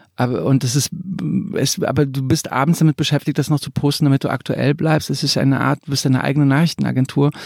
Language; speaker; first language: German; early bilingual, other home language; Croatian